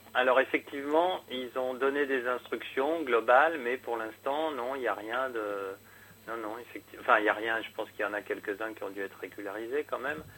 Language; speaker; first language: French; native; French